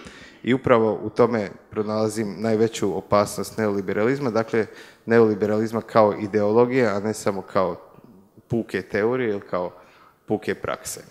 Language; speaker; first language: Croatian; native; Croatian